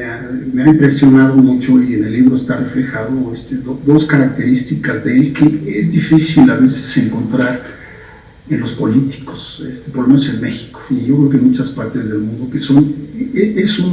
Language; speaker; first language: Spanish; native; Spanish